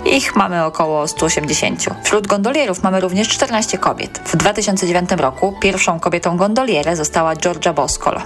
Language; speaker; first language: Polish; native; Polish